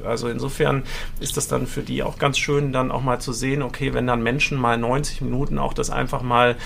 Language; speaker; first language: German; native; German